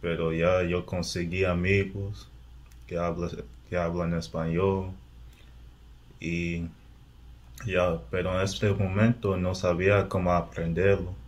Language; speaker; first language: Spanish; non-native, learner; English